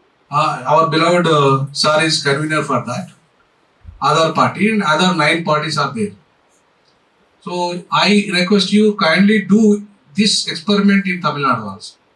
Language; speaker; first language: English; non-native, local second language; Telugu